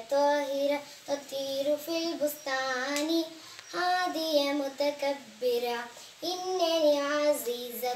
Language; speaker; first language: Arabic; non-native, learner; Malayalam